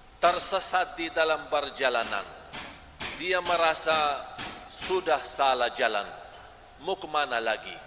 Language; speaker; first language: Malay; non-native, fluent; Arabic